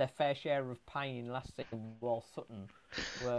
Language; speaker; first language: English; native; English